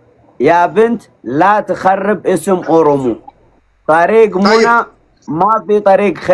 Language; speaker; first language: Arabic; non-native, learner; Oromo